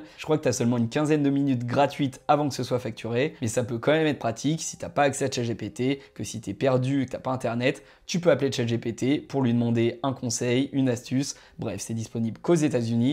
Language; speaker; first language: French; native; French